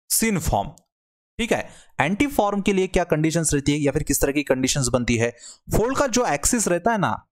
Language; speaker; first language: Hindi; non-native, local second language; Marathi